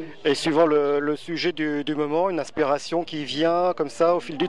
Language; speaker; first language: French; native; French